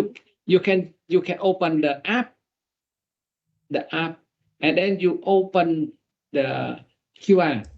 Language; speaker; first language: English; non-native, learner; Vietnamese